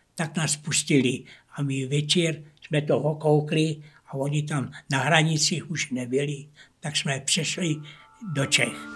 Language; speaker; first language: Czech; early bilingual, heritage; Czech